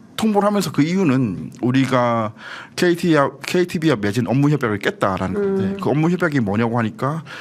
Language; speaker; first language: Korean; native; Korean